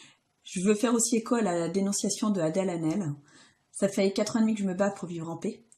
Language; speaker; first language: French; native; French